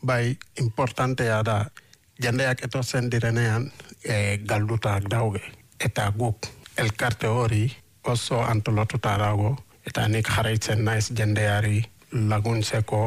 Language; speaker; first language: Basque; non-native, learner; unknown